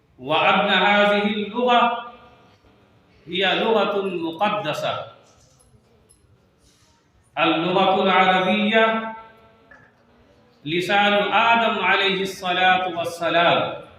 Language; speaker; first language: Arabic; non-native, fluent; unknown